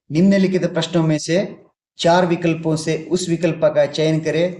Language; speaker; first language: Hindi; non-native, local second language; Kannada